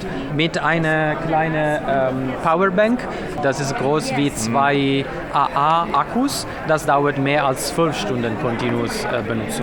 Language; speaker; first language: German; non-native, fluent; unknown